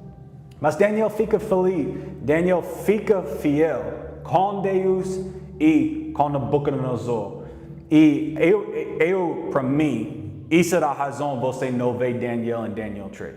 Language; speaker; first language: Portuguese; non-native, learner; English